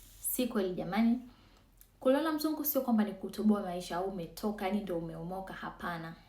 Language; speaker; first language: Swahili; native; Swahili